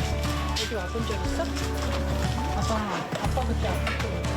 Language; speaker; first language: Korean; native; Korean